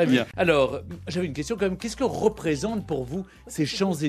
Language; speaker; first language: French; native; French